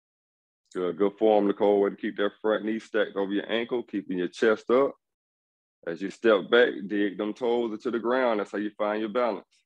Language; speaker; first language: English; native; English